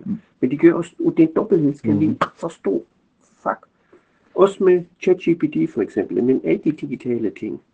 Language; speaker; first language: Danish; non-native, fluent; German